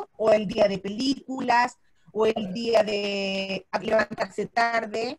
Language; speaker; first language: Spanish; native; Spanish